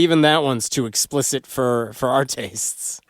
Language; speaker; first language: English; native; English